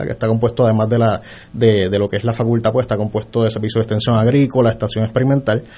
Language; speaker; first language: Spanish; native; Spanish